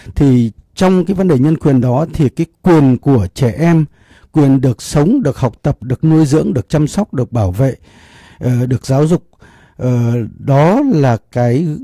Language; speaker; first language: Vietnamese; native; Vietnamese